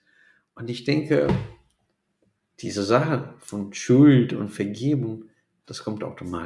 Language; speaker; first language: German; non-native, fluent; Portuguese